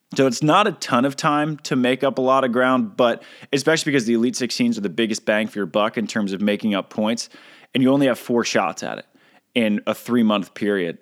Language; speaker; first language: English; native; English